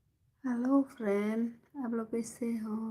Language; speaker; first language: Hindi; non-native, local second language; Khasi